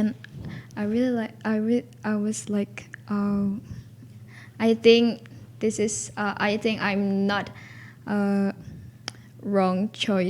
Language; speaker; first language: English; non-native, learner; Indonesian